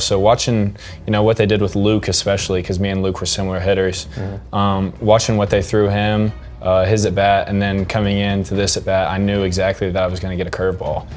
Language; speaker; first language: English; native; English